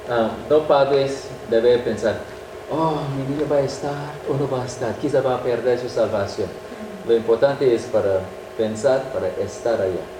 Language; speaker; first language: Spanish; non-native, fluent; English